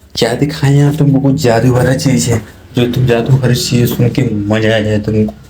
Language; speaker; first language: Hindi; native; Hindi